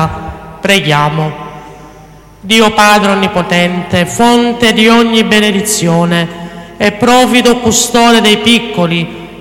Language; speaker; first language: Italian; native; Italian